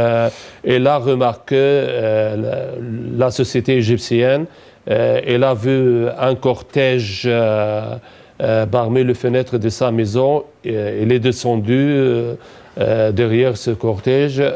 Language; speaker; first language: French; non-native, fluent; Arabic